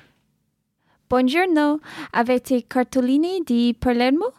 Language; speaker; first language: Italian; non-native, learner; English